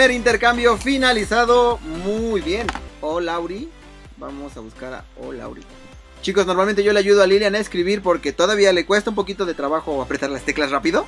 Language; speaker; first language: Spanish; native; Spanish